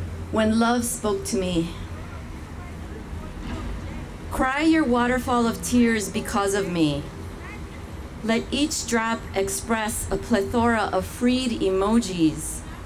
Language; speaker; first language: English; early bilingual, other home language; Spanish